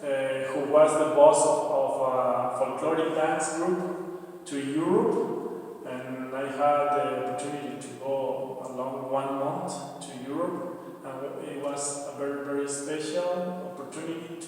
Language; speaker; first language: English; non-native, learner; Spanish